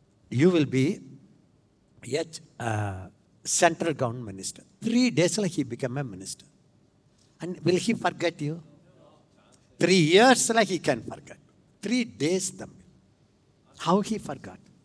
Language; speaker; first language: English; non-native, local second language; Tamil